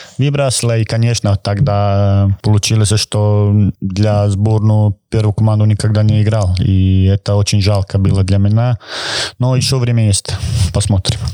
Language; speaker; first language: Russian; non-native, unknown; Croatian